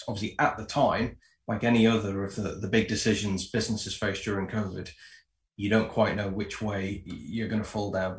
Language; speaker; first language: English; native; English